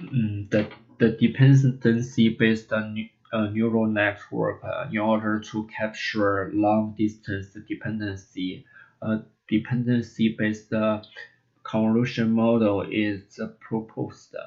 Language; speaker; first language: English; non-native, learner; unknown